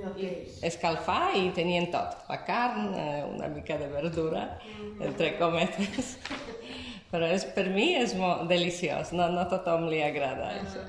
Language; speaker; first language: Catalan; non-native, fluent; Polish